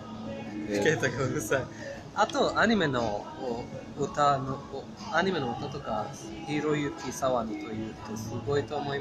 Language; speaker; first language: Japanese; non-native, fluent; Persian